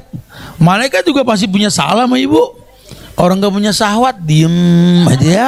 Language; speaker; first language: Indonesian; native; Indonesian